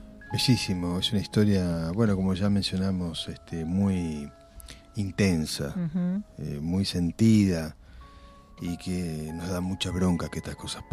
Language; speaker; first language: Spanish; native; Spanish